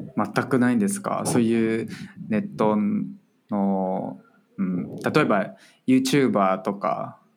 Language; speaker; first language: Japanese; non-native, fluent; Chinese